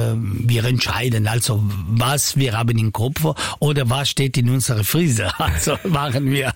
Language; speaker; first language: German; non-native, learner; Italian